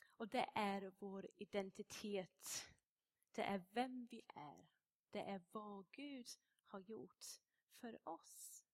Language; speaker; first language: Swedish; non-native, fluent; English